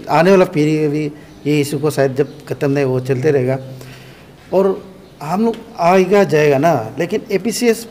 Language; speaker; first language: Hindi; non-native, local second language; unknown